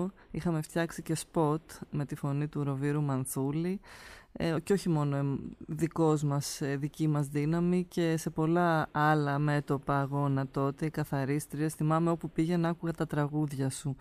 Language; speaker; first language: Greek; native; Greek